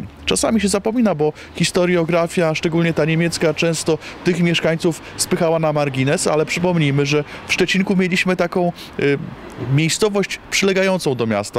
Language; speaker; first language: Polish; native; Polish